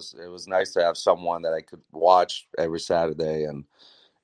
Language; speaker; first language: English; non-native, fluent; French